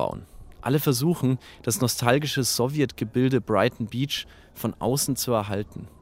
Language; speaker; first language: German; native; German